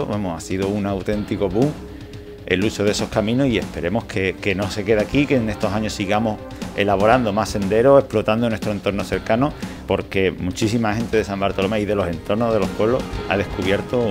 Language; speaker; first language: Spanish; native; Spanish